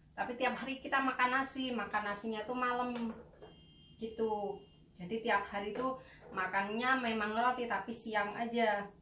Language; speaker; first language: Indonesian; native; Indonesian